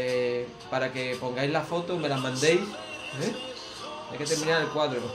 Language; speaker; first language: Spanish; native; Spanish